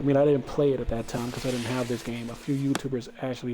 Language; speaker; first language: English; native; English